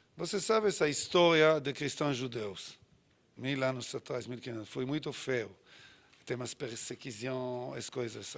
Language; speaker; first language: Portuguese; non-native, fluent; Hebrew